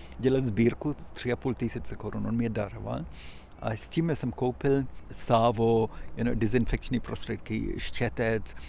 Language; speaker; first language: Czech; non-native, fluent; Hindi